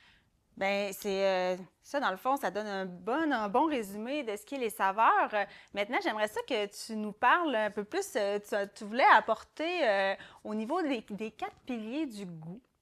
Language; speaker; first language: French; native; French